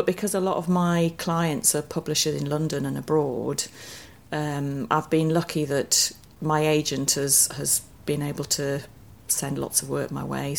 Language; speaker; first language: English; native; English